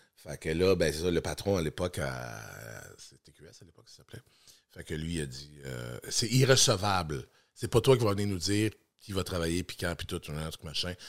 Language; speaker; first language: French; native; French